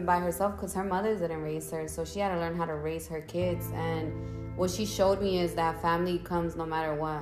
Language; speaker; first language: English; native; English